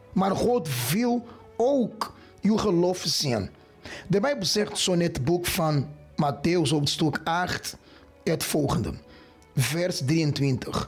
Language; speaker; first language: Dutch; non-native, fluent; Portuguese